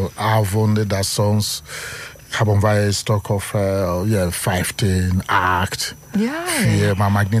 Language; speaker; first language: Dutch; non-native, fluent; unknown